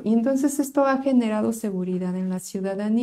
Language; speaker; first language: Spanish; native; Spanish